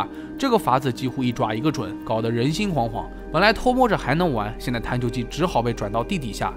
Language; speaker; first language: Chinese; native; Chinese